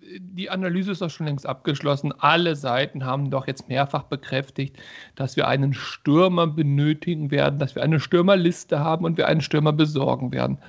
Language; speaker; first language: German; native; German